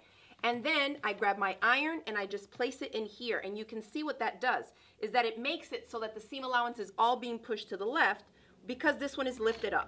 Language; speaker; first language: English; native; English